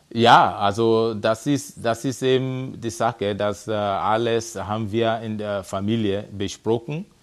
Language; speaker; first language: German; non-native, fluent; Yoruba